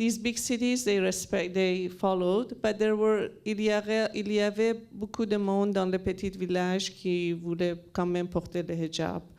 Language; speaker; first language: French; non-native, learner; Persian